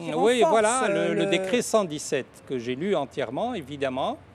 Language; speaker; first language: French; non-native, local second language; Arabic